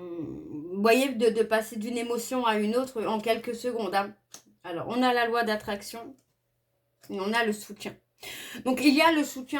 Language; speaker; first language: French; native; French